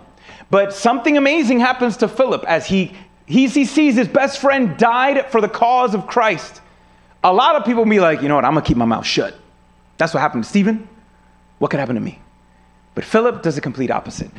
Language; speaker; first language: English; native; English